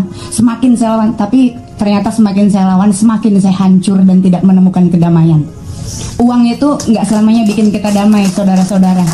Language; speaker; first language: Indonesian; native; Indonesian